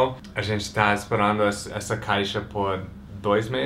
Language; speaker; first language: Portuguese; non-native, fluent; English